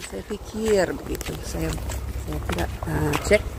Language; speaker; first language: Indonesian; non-native, fluent; English